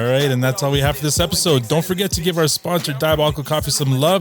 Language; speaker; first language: English; native; English